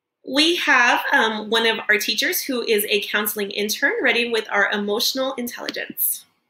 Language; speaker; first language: English; native; English